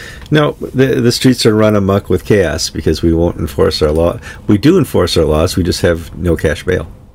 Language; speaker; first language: English; native; English